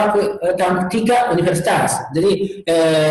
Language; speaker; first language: Indonesian; non-native, learner; Japanese